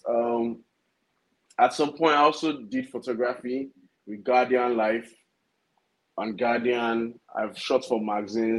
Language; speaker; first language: English; non-native, local second language; Yoruba